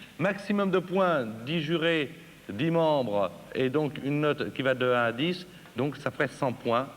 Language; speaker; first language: French; native; French